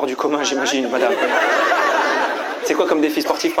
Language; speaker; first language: French; native; French